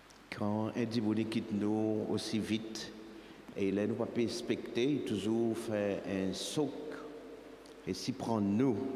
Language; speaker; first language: French; non-native, local second language; Seselwa Creole French